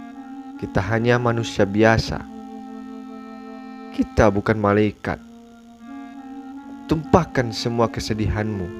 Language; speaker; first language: Indonesian; native; Indonesian